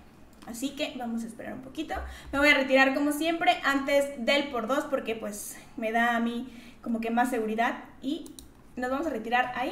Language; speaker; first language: Spanish; native; Spanish